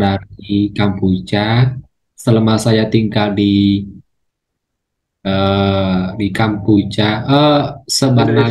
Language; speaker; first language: Indonesian; non-native, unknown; Khmer